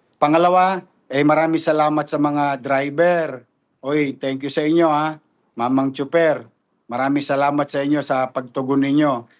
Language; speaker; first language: Filipino; native; Filipino